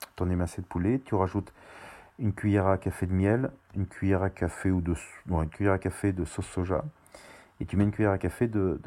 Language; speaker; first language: French; native; French